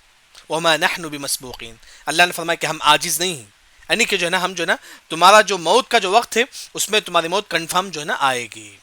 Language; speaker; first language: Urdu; non-native, local second language; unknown